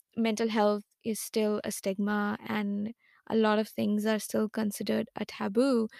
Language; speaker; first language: English; non-native, local second language; Hindi